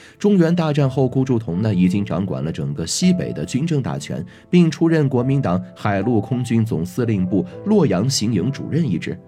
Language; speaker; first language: Chinese; native; Chinese